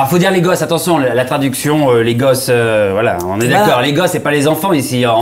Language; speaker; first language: French; native; French